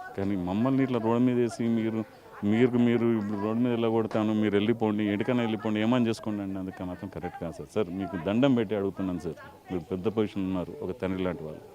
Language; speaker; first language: Telugu; native; Telugu